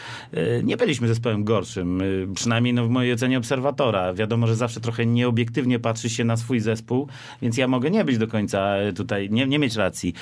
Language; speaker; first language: Polish; native; Polish